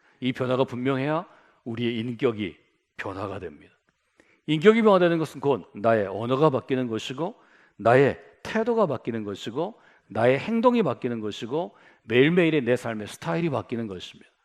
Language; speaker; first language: Korean; native; Korean